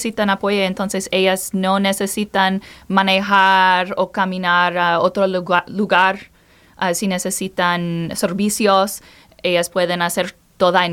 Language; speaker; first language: Spanish; non-native, learner; English